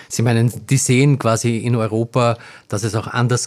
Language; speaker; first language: German; native; German